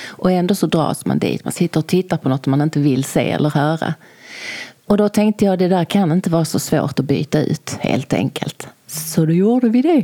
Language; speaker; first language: Swedish; native; Swedish